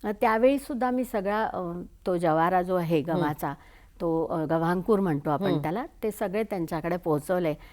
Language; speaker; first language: Marathi; native; Marathi